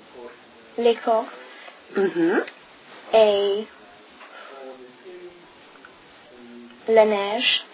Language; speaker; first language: French; non-native, learner; English